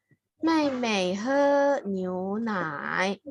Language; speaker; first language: Chinese; non-native, fluent; Indonesian